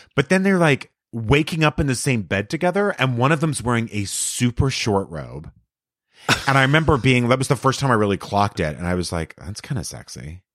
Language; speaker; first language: English; native; English